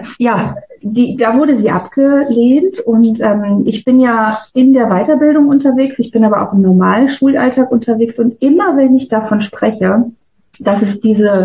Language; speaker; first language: German; native; German